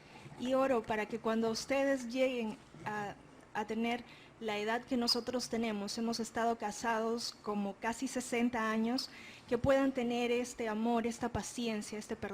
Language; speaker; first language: Spanish; native; Spanish